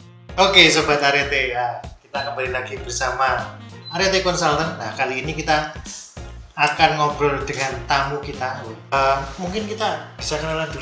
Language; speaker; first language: Indonesian; non-native, local second language; Javanese